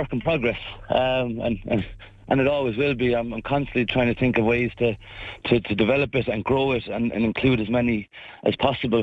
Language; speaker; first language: English; native; English